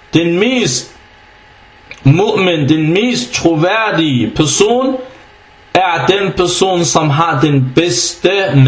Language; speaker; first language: Danish; non-native, fluent; Arabic